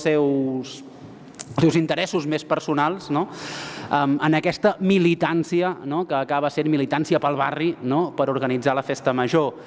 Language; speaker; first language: Catalan; native; Catalan